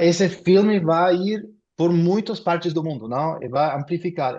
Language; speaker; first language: Portuguese; non-native, fluent; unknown